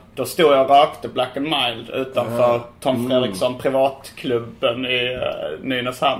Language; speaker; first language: Swedish; native; Swedish